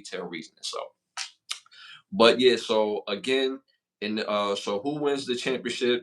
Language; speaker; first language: English; native; English